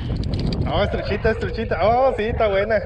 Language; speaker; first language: Spanish; native; Spanish